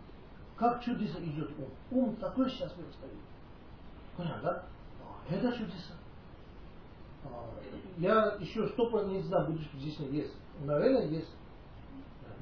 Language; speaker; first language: Russian; non-native, learner; Tibetan